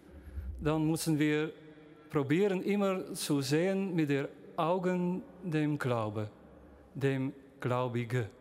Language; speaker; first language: German; non-native, learner; Dutch